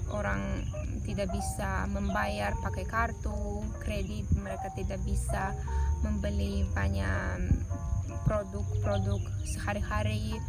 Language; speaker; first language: Indonesian; non-native, fluent; Russian